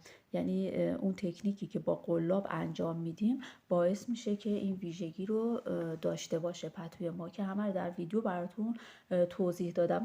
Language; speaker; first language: Persian; native; Persian